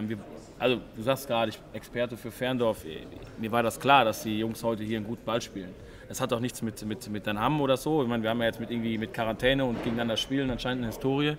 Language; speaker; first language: German; native; German